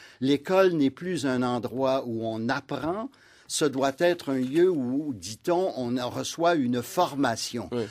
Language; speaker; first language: French; native; French